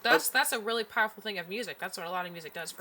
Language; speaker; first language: English; native; English